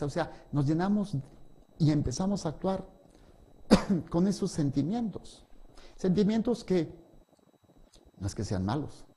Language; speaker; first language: Spanish; native; Spanish